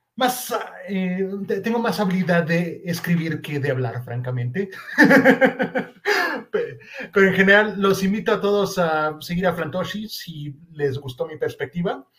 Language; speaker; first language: Spanish; native; Spanish